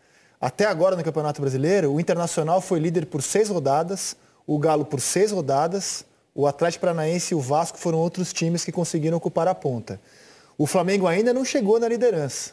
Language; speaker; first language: Portuguese; native; Portuguese